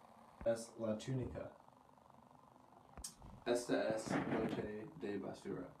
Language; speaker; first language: Spanish; non-native, learner; English